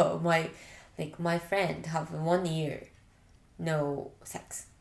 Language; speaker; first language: English; non-native, learner; Japanese